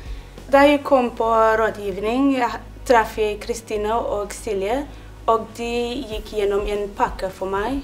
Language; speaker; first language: Norwegian; non-native, fluent; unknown